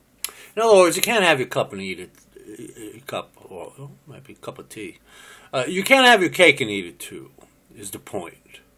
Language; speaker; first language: English; native; English